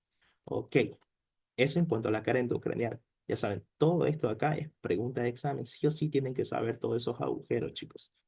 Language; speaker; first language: Spanish; native; Spanish